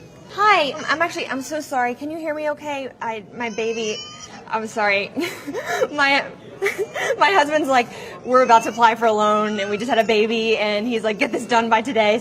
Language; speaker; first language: English; native; English